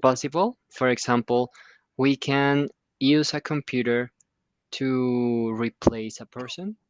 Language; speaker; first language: English; non-native, fluent; Spanish